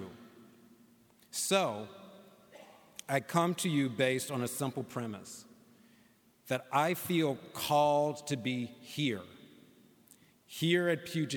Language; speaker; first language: English; native; English